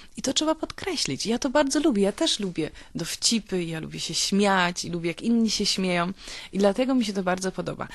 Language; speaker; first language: Polish; native; Polish